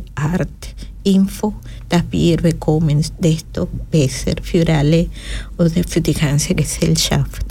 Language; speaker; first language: German; non-native, fluent; Spanish